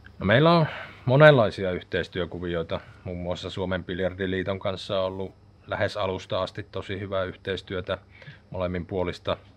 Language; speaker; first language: Finnish; native; Finnish